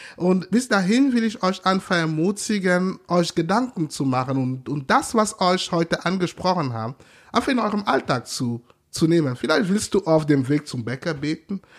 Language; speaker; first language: German; non-native, fluent; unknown